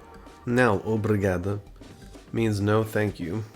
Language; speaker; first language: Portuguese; non-native, learner; English